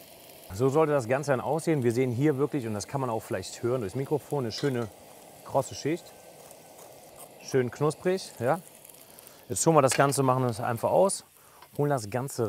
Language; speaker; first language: German; native; German